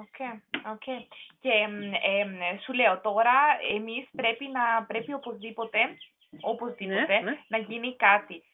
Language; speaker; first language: Greek; non-native, learner; German